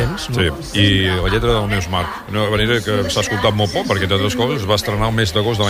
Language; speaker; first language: Catalan; native; Catalan